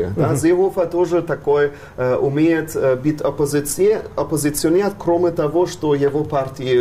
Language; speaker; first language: Russian; non-native, fluent; German